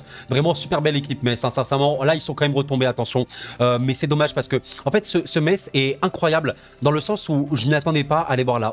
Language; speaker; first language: French; native; French